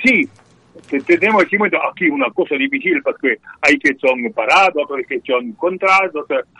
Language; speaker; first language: Spanish; non-native, learner; French